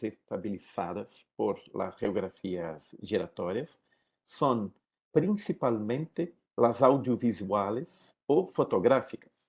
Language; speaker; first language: Spanish; non-native, learner; Portuguese